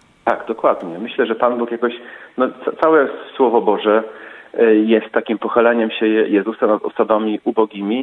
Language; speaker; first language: Polish; native; Polish